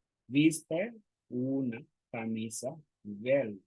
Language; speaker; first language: Spanish; non-native, learner; Swahili